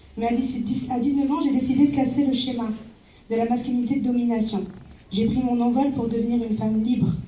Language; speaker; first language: French; early bilingual, other home language; Arabic